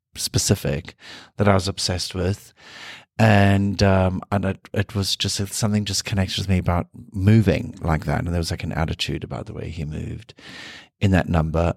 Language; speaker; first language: English; native; English